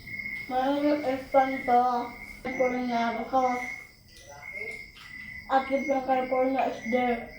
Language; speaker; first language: English; non-native, learner; Cebuano